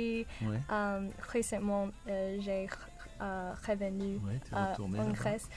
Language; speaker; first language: French; non-native, learner; English